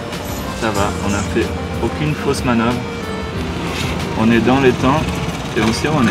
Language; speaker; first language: French; native; French